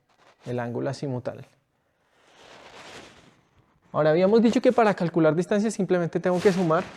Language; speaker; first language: Spanish; native; Spanish